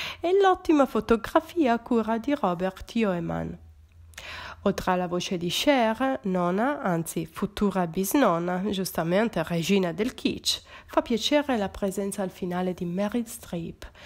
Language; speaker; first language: Italian; native; Italian